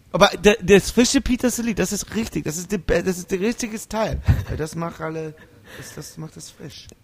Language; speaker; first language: German; non-native, learner; English